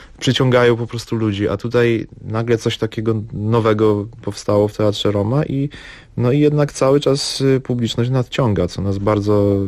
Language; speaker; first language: Polish; native; Polish